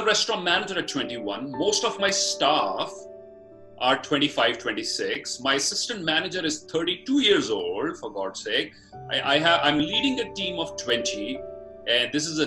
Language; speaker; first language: English; non-native, local second language; Punjabi